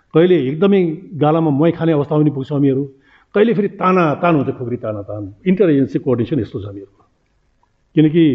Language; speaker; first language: Nepali; native; Nepali